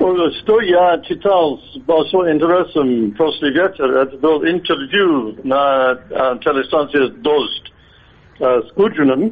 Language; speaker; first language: Russian; non-native, fluent; English